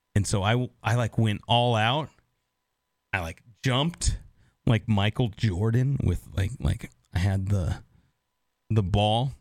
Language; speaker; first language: English; native; English